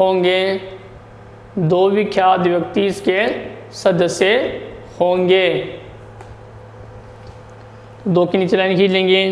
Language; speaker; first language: Hindi; native; Hindi